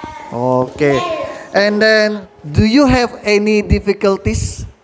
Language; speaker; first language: English; non-native, fluent; Indonesian